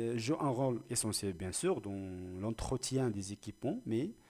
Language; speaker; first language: French; non-native, local second language; Arabic